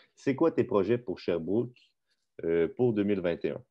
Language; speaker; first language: French; native; French